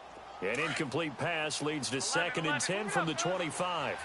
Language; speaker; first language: English; native; English